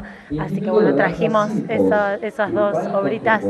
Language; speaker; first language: Spanish; native; Spanish